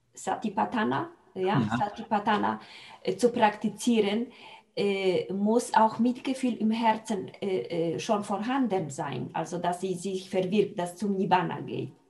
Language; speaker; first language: German; non-native, fluent; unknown